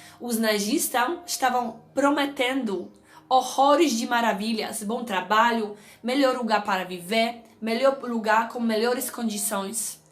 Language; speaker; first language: Portuguese; non-native, fluent; Polish